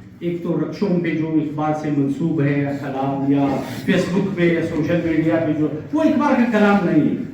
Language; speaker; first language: Urdu; non-native, local second language; Pashto